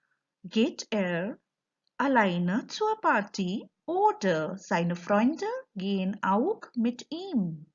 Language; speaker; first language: German; non-native, fluent; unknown